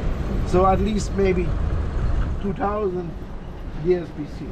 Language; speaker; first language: English; non-native, fluent; Portuguese